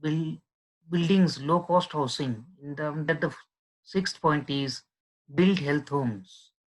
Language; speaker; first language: English; non-native, local second language; Marathi